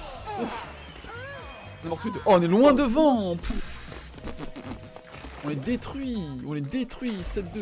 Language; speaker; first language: French; native; French